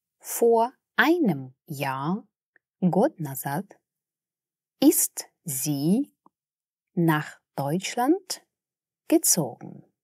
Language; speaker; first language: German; non-native, fluent; Russian